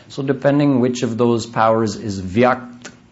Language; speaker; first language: English; native; English